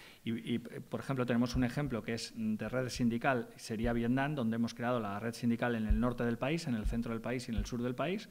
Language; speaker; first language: Spanish; native; Spanish